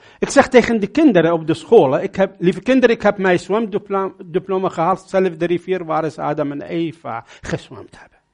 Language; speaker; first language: Dutch; non-native, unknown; Arabic